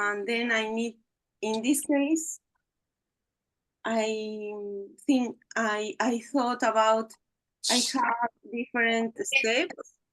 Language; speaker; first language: English; non-native, learner; Spanish